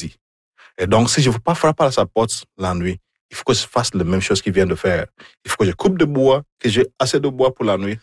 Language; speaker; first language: French; non-native, fluent; Igbo